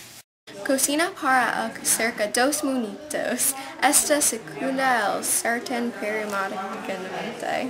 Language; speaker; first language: Spanish; non-native, learner; English